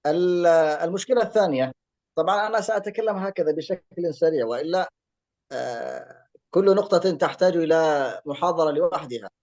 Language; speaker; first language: Arabic; native; Arabic